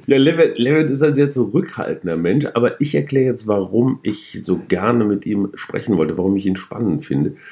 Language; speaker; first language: German; native; German